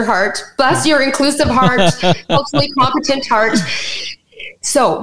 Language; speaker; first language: English; native; English